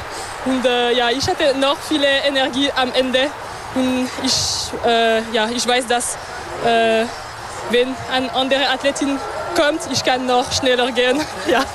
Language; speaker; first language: German; non-native, local second language; French